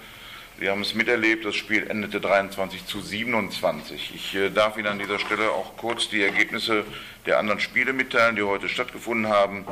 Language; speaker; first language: German; native; German